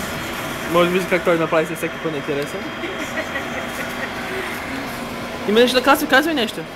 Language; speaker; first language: Bulgarian; early bilingual, heritage; Bulgarian